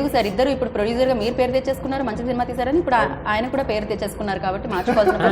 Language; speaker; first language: Telugu; native; Telugu